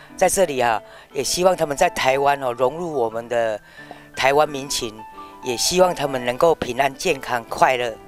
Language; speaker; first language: Chinese; native; Chinese